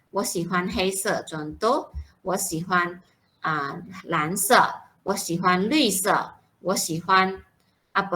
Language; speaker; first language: Chinese; non-native, fluent; Malay